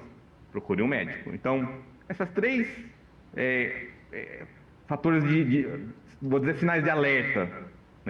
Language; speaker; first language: Portuguese; native; Portuguese